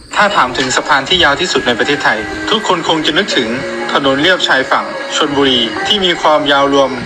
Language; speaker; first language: Thai; native; Thai